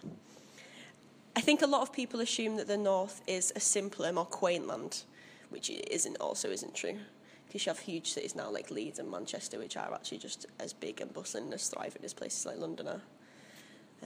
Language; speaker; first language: English; native; English